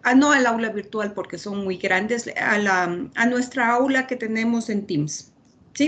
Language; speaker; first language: Spanish; native; Spanish